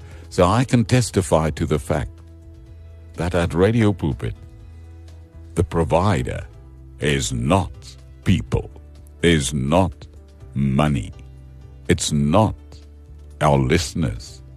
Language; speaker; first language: English; non-native, local second language; Afrikaans